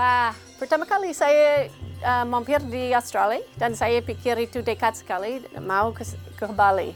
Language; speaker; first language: Indonesian; non-native, learner; English